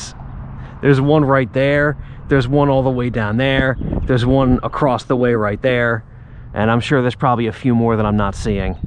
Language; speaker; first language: English; native; English